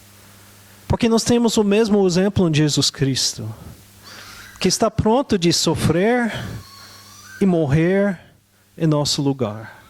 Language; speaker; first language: Portuguese; non-native, fluent; English